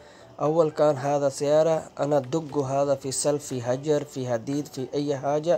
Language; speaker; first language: Arabic; non-native, learner; Urdu